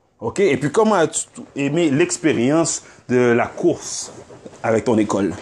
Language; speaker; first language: French; native; French